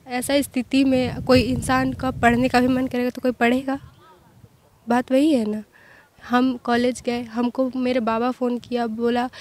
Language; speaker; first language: Hindi; native; Hindi